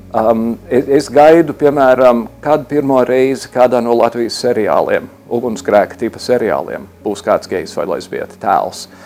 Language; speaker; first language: Latvian; early bilingual, heritage; Latvian